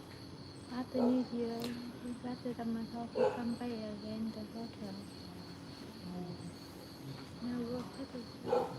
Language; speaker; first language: English; non-native, learner; Vietnamese